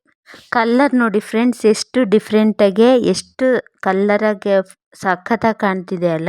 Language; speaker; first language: Kannada; native; Kannada